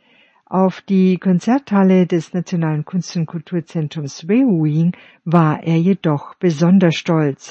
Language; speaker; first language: German; native; German